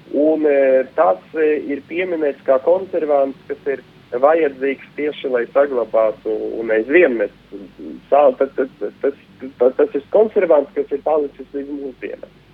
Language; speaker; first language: Latvian; non-native, local second language; Russian